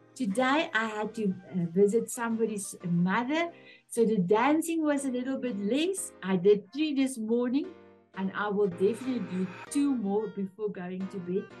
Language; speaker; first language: English; non-native, local second language; Afrikaans